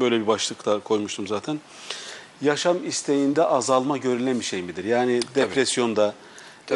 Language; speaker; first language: Turkish; native; Turkish